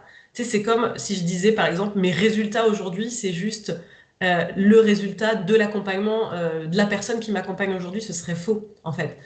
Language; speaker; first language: French; native; French